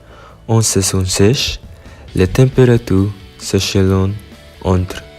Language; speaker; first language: French; non-native, learner; Filipino